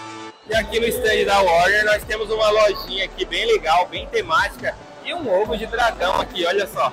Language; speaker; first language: Portuguese; native; Portuguese